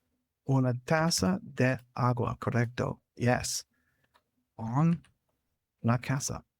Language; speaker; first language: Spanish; non-native, learner; English